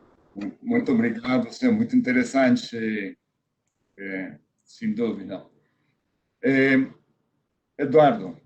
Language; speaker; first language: Portuguese; non-native, fluent; Spanish